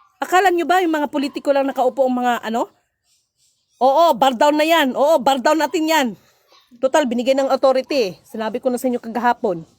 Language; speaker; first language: Filipino; non-native, local second language; Cebuano